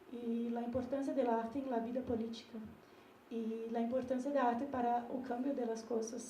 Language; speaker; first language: Spanish; non-native, learner; Portuguese